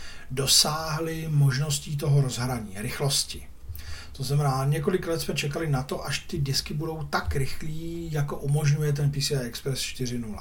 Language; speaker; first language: Czech; native; Czech